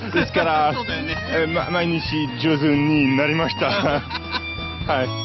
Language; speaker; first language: Japanese; non-native, learner; French